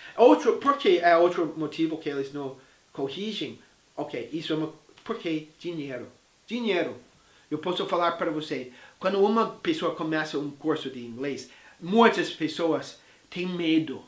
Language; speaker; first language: Portuguese; non-native, fluent; English